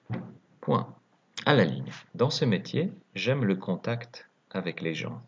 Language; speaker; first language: French; native; French